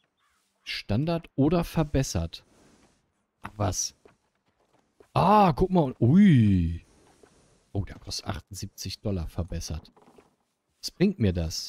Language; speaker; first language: German; native; German